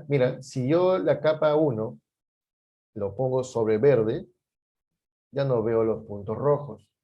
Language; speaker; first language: Spanish; native; Spanish